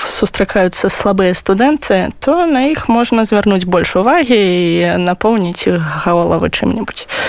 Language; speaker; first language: Belarusian; non-native, local second language; Russian